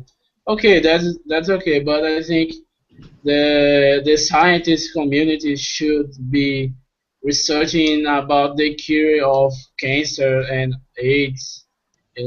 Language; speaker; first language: English; non-native, fluent; Portuguese